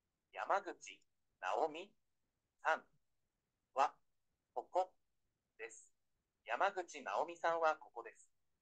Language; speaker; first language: Japanese; non-native, learner; Vietnamese